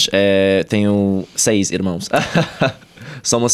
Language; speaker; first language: Portuguese; non-native, fluent; English